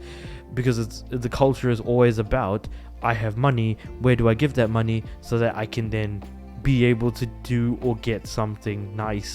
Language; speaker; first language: English; native; English